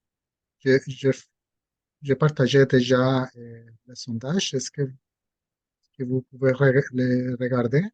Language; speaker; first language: French; non-native, fluent; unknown